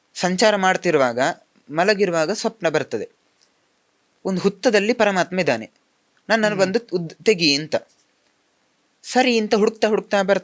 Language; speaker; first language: Kannada; non-native, local second language; Tulu